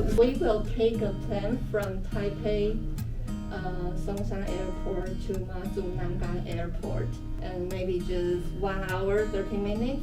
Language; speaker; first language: English; non-native, learner; Chinese